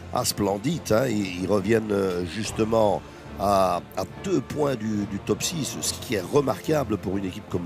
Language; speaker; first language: French; native; French